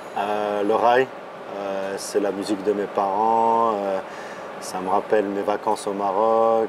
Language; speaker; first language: French; native; French